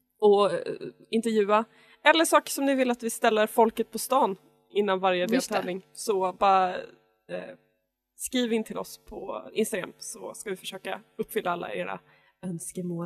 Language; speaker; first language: Swedish; native; Swedish